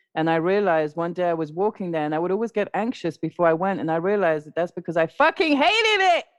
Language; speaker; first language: English; native; English